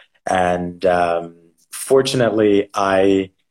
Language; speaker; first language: English; native; English